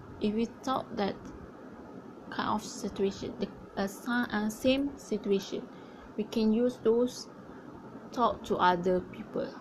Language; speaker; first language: English; non-native, learner; Malay